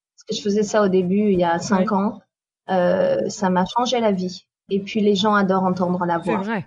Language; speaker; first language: French; native; French